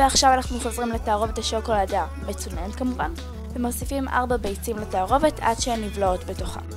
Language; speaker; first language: Hebrew; native; Hebrew